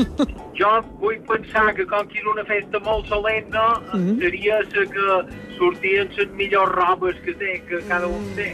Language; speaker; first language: Catalan; native; Catalan